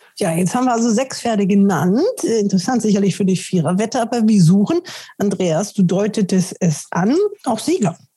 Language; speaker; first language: German; native; German